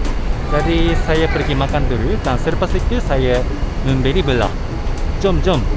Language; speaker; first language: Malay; non-native, learner; Japanese